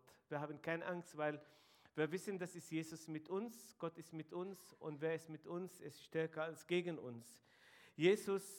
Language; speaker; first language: German; non-native, fluent; Arabic